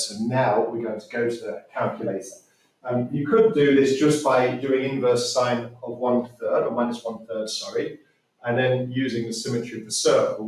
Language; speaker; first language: English; native; English